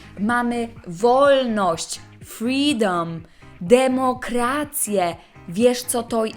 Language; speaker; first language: Polish; native; Polish